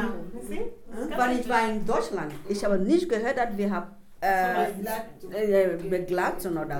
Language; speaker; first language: German; non-native, learner; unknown